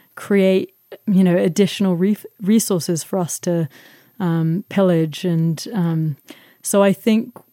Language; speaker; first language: English; native; English